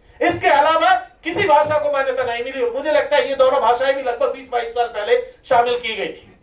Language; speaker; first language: Hindi; non-native, local second language; Rajasthani